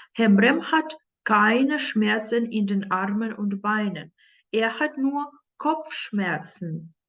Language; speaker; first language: German; non-native, fluent; Ukrainian